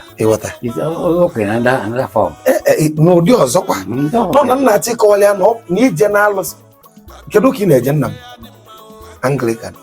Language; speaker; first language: Igbo; native; Igbo